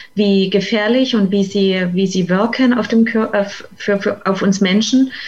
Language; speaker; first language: German; native; German